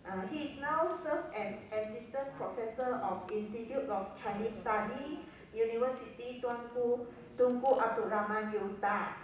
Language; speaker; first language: English; non-native, local second language; Chinese